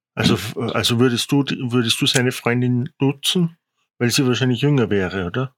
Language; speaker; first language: German; native; German